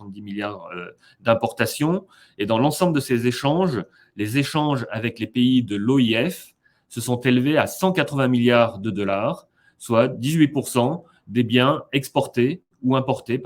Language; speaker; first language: French; native; French